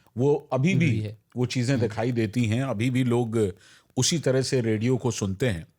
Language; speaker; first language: Hindi; non-native, local second language; Bangla